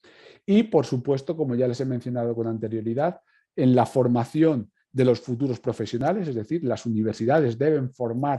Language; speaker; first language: Spanish; native; Spanish